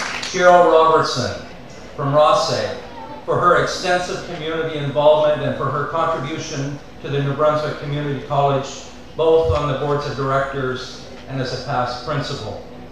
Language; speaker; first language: English; native; English